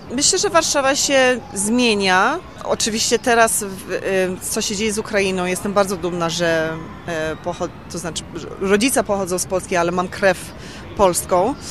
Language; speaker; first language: Polish; early bilingual, heritage; English